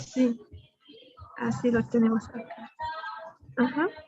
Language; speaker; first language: Spanish; non-native, fluent; German